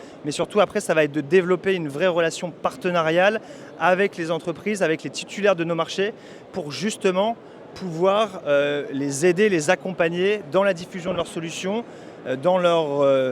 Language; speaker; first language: French; native; French